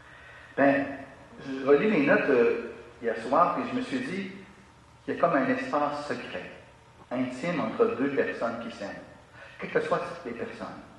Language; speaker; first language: French; native; French